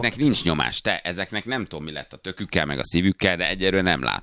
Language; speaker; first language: Hungarian; native; Hungarian